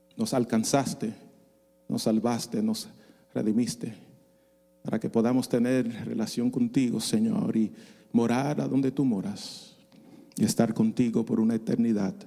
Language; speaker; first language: Spanish; non-native, fluent; English